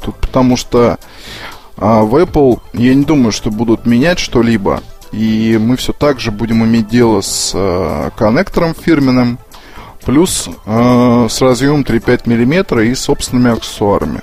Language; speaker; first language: Russian; native; Russian